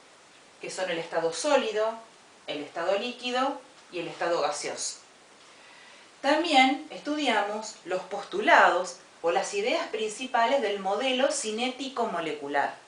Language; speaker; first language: Spanish; native; Spanish